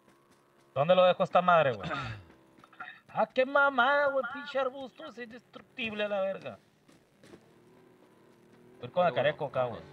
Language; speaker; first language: Spanish; native; Spanish